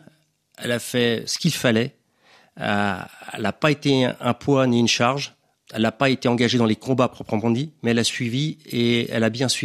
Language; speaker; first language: French; native; French